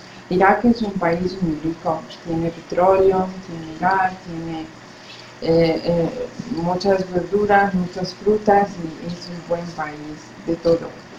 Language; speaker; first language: Spanish; non-native, learner; Arabic